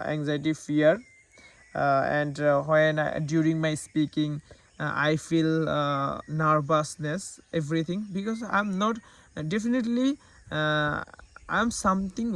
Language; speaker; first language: English; non-native, learner; Bangla